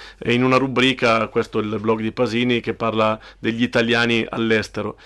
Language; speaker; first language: Italian; native; Italian